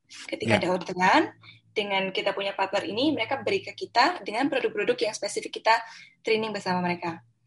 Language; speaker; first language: Indonesian; native; Indonesian